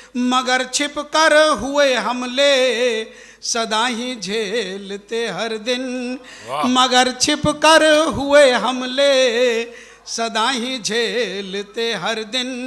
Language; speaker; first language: Hindi; native; Hindi